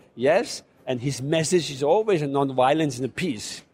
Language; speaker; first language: English; non-native, fluent; Chinese